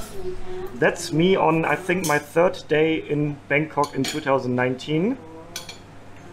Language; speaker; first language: English; non-native, fluent; German